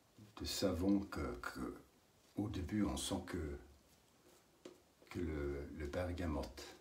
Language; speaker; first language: French; non-native, learner; English